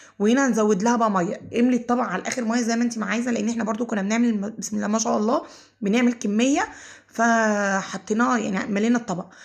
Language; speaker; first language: Egyptian Arabic; native; Egyptian Arabic